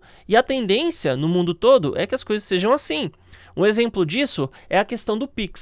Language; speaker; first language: Portuguese; native; Portuguese